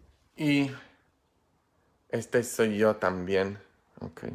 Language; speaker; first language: Spanish; non-native, fluent; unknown